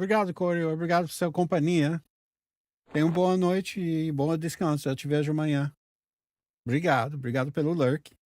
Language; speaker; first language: Portuguese; non-native, fluent; English